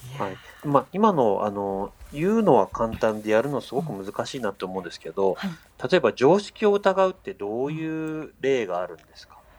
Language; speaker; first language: Japanese; native; Japanese